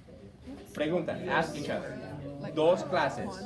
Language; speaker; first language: Spanish; non-native, fluent; English